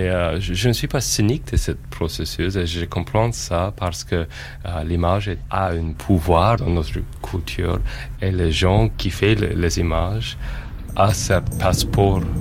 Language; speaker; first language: French; non-native, fluent; English